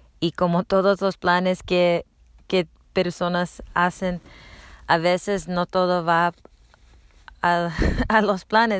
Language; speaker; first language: Spanish; non-native, learner; English